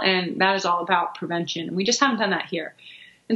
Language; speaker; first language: English; native; English